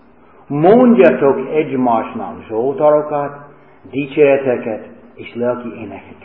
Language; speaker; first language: Hungarian; non-native, fluent; English